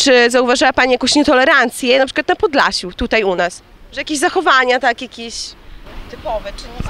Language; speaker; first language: Polish; native; Polish